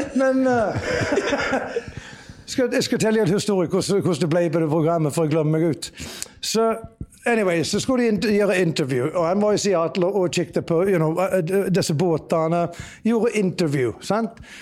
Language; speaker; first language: Norwegian; early bilingual, heritage; Norwegian